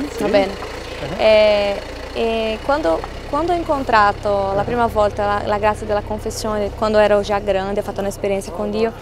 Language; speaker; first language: Italian; non-native, fluent; Portuguese